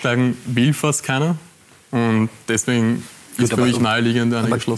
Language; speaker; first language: German; native; German